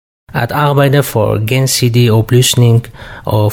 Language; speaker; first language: Danish; non-native, learner; Kurdish